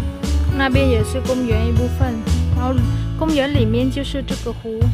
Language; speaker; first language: Chinese; non-native, fluent; Vietnamese